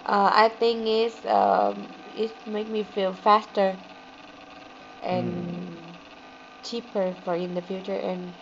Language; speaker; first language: English; non-native, learner; Vietnamese